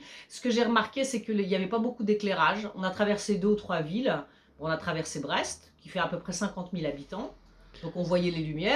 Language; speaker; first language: French; early bilingual, other home language; Polish